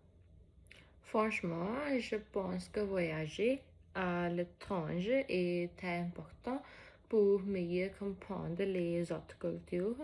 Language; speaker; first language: French; non-native, learner; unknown